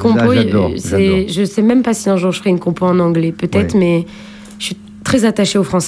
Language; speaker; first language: French; native; French